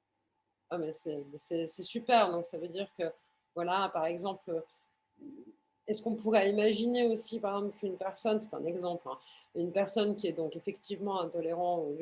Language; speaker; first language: French; native; French